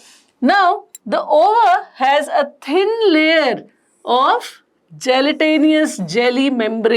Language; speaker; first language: English; non-native, local second language; Hindi